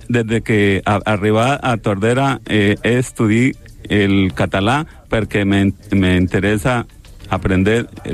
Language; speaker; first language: Catalan; non-native, learner; Spanish